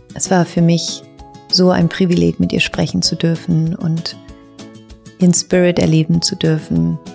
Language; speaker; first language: German; native; German